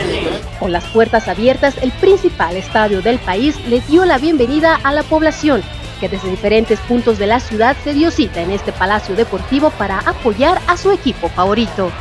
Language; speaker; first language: Spanish; native; Spanish